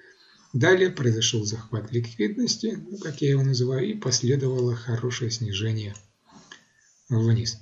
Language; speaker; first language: Russian; native; Russian